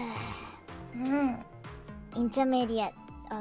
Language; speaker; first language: Japanese; non-native, learner; Indonesian